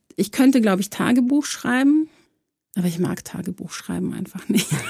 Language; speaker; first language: German; early bilingual, other home language; Croatian